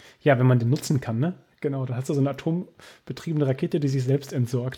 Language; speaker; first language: German; native; German